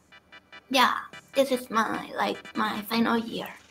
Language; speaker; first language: English; non-native, learner; Thai